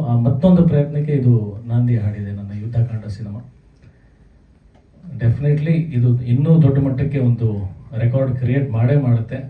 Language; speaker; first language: Kannada; native; Kannada